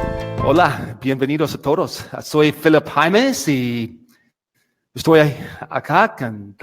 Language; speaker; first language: Spanish; non-native, learner; English